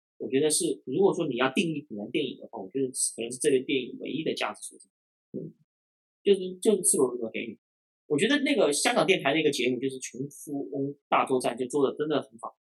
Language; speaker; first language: Chinese; non-native, local second language; Cantonese